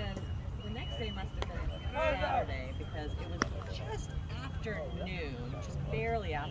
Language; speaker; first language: English; native; English